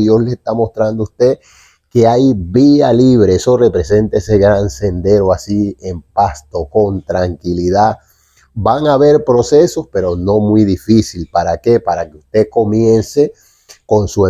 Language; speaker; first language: Spanish; native; Spanish